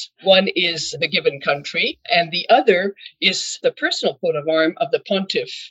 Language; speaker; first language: English; non-native, fluent; French